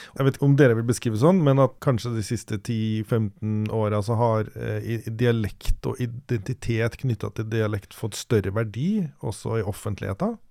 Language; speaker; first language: Norwegian; native; Norwegian